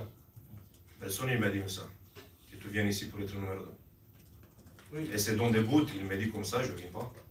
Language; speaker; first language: French; non-native, learner; Romanian